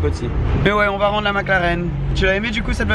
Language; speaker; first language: French; native; French